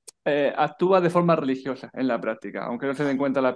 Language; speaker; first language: Spanish; native; Spanish